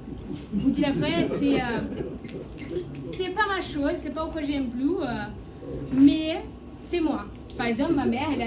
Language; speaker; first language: French; non-native, learner; Portuguese